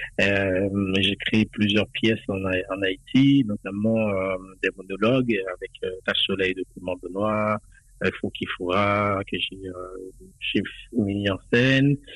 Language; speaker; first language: French; non-native, local second language; Haitian Creole